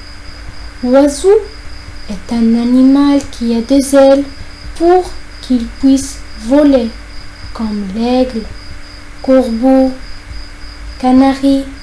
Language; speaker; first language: French; non-native, fluent; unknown